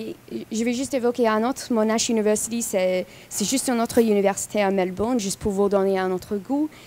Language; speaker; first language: French; non-native, fluent; English